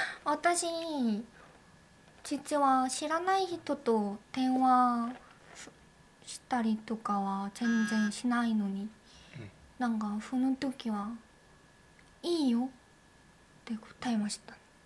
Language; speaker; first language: Japanese; non-native, learner; Korean